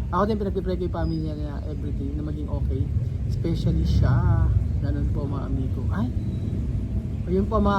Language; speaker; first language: Filipino; native; Filipino